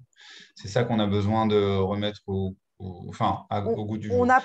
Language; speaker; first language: French; native; French